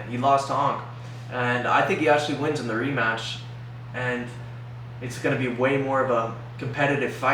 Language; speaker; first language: English; native; English